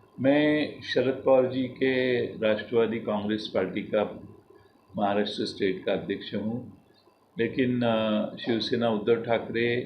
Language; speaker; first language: Hindi; non-native, local second language; Marathi